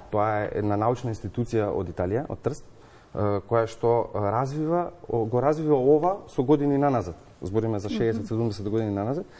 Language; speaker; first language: Macedonian; native; Macedonian